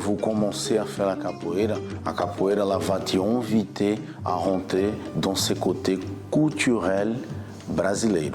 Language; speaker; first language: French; non-native, fluent; Portuguese